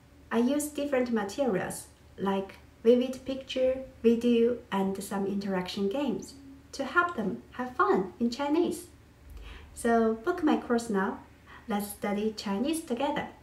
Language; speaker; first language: English; non-native, fluent; Chinese